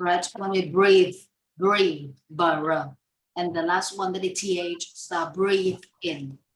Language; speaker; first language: English; non-native, fluent; Vietnamese